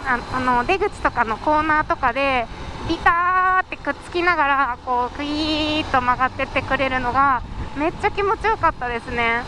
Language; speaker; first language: Japanese; native; Japanese